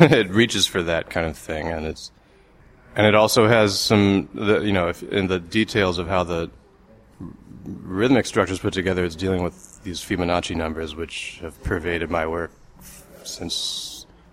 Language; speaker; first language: English; native; English